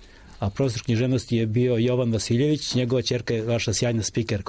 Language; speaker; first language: Serbian; native; Serbian